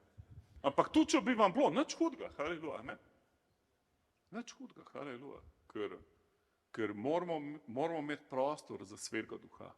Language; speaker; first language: Slovenian; native; Slovenian